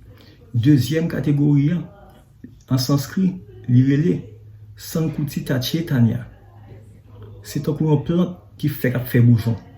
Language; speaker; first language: French; non-native, learner; Haitian Creole